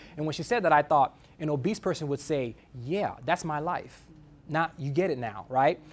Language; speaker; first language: English; native; English